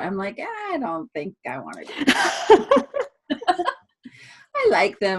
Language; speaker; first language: English; native; English